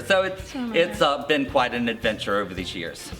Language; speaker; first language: English; native; English